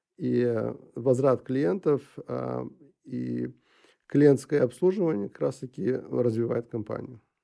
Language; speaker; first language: Russian; non-native, local second language; Uzbek